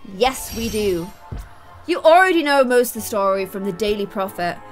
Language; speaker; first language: English; native; English